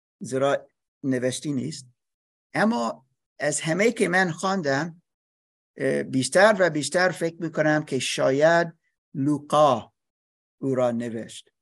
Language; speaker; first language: Persian; non-native, learner; English